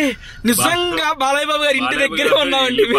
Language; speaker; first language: Telugu; native; Telugu